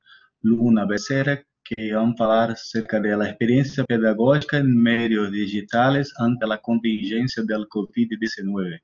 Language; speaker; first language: Spanish; non-native, learner; Portuguese